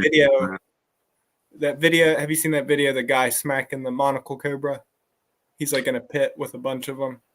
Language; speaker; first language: English; native; English